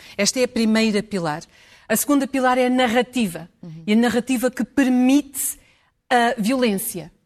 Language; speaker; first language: Portuguese; early bilingual, heritage; Portuguese